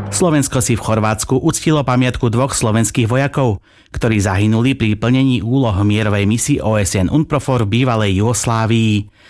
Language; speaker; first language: Slovak; native; Slovak